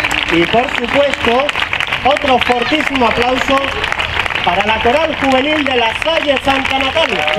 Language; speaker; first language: Spanish; native; Spanish